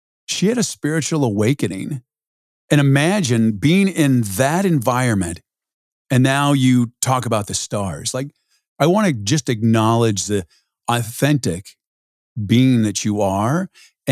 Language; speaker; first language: English; native; English